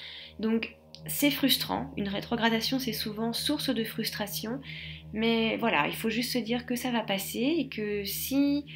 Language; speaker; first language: French; native; French